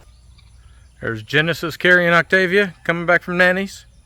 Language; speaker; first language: English; native; English